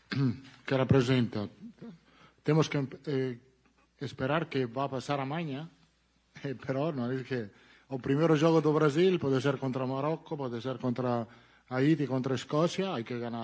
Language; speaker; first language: Portuguese; non-native, learner; Italian